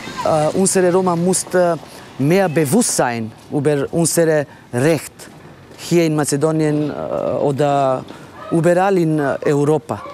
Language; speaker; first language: German; non-native, learner; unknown